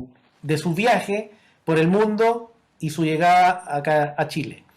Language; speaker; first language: Spanish; native; Spanish